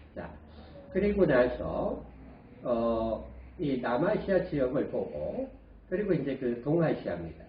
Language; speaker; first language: Korean; native; Korean